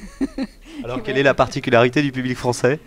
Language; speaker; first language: French; native; French